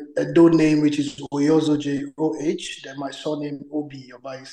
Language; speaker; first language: English; non-native, local second language; Yoruba